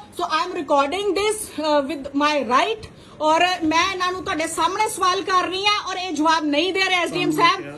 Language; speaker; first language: Hindi; non-native, local second language; Punjabi